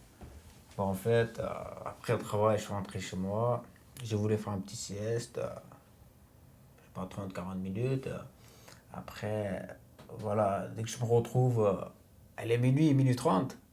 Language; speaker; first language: French; non-native, fluent; Romanian